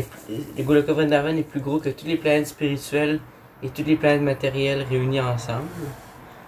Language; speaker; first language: French; native; French